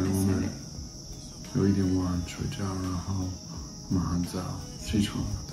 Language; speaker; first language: Chinese; non-native, learner; English